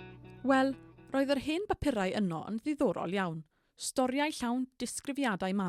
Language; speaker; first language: Welsh; native; Welsh